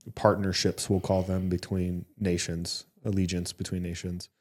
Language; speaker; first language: English; early bilingual, other home language; Italian